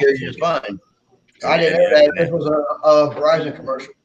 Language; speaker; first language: English; native; English